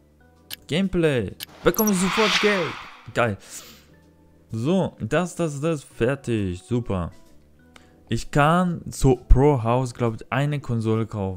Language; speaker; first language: German; non-native, learner; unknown